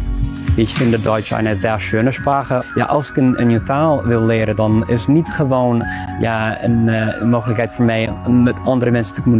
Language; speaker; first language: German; non-native, fluent; English